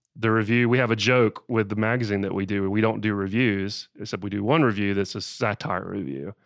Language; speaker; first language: English; native; English